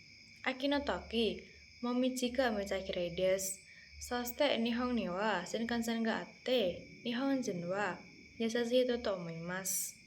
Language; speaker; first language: Japanese; non-native, learner; Indonesian